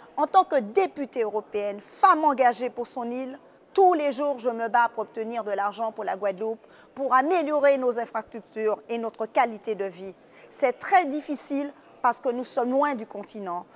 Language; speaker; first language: French; native; French